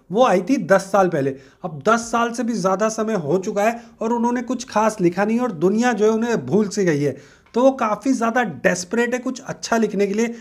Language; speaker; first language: Hindi; native; Hindi